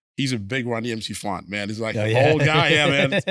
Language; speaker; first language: English; non-native, local second language; Akan